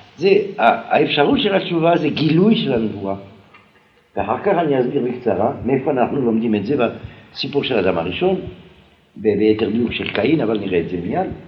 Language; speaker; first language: Hebrew; non-native, fluent; French